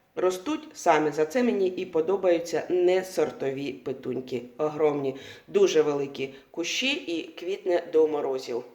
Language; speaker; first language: Ukrainian; non-native, local second language; Russian